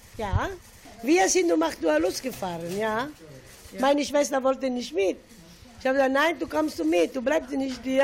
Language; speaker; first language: German; non-native, learner; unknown